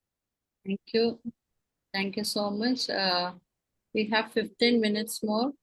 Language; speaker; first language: English; non-native, local second language; Malayalam